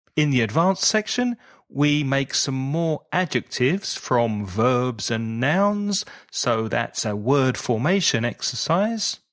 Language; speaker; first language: English; native; English